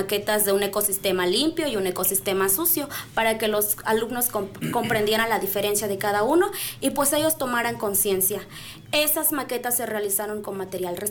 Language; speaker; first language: Spanish; non-native, local second language; Nahuatl languages